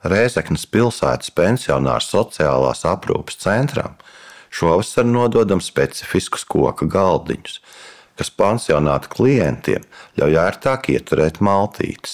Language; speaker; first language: Latvian; native; Latvian